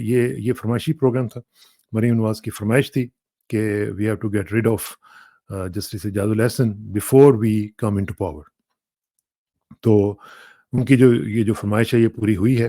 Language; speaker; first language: Urdu; native; Urdu